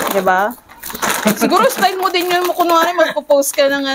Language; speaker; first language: Filipino; native; Filipino